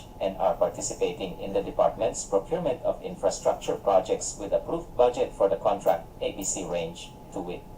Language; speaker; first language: English; non-native, local second language; Cebuano